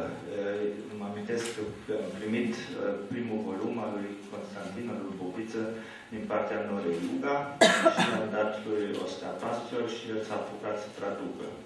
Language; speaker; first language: Romanian; non-native, local second language; German